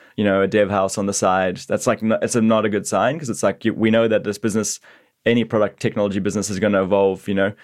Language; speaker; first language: English; native; English